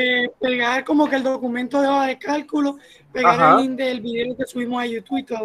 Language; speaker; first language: Spanish; native; Spanish